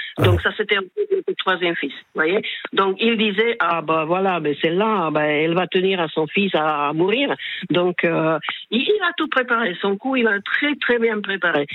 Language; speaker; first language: French; non-native, fluent; Slovak